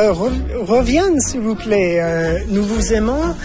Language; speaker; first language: French; non-native, fluent; English